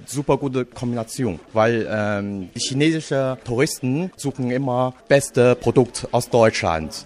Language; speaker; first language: German; non-native, learner; Chinese